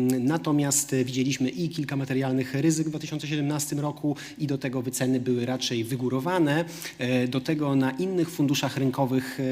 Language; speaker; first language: Polish; native; Polish